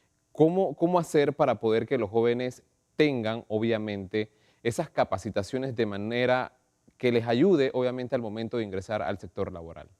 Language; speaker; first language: Spanish; native; Spanish